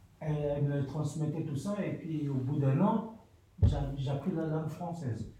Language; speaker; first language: French; non-native, fluent; Soninke